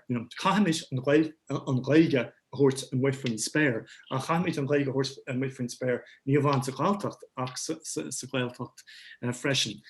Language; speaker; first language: Irish; non-native, local second language; English